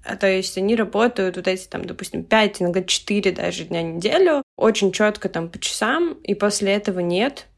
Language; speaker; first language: Russian; native; Russian